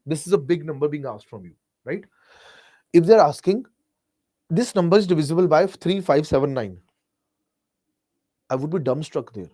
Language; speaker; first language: English; non-native, local second language; Hindi